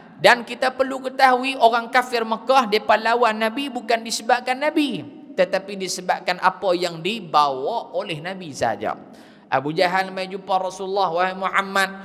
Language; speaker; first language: Malay; native; Malay